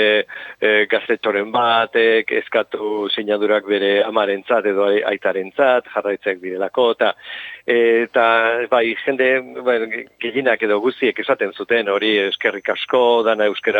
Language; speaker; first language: Basque; non-native, local second language; Spanish